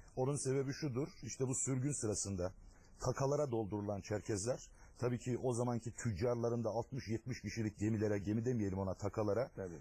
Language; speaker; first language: Turkish; non-native, local second language; Adyghe